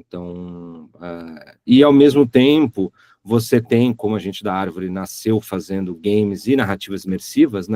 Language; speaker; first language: Portuguese; native; Portuguese